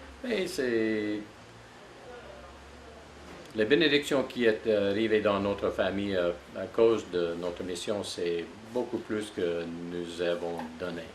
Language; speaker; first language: French; non-native, fluent; English